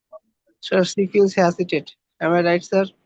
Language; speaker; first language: English; non-native, learner; Bangla